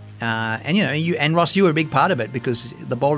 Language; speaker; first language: English; native; English